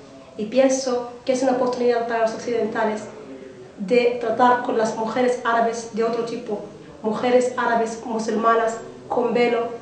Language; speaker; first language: Spanish; non-native, fluent; Arabic